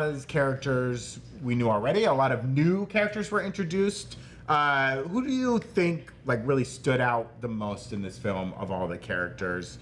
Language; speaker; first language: English; native; English